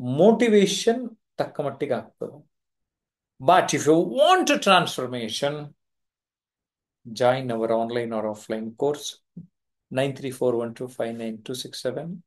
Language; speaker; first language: Kannada; native; Kannada